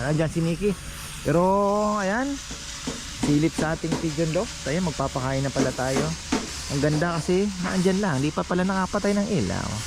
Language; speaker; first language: Filipino; non-native, local second language; Pampanga